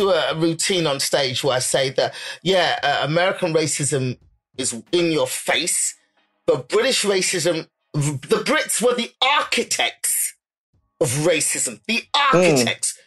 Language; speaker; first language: English; native; English